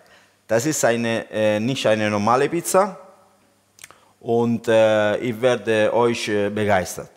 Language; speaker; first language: German; non-native, learner; Italian